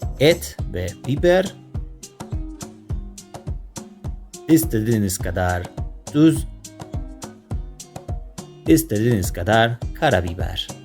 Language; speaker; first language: Turkish; non-native, learner; Spanish